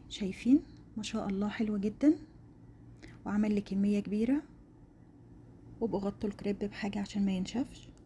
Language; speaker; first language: Arabic; native; Arabic